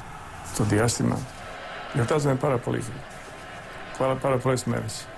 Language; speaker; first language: Greek; non-native, fluent; Croatian